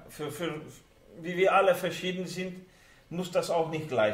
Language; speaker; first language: German; non-native, fluent; Hungarian